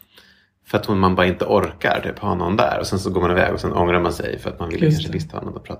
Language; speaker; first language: Swedish; native; Swedish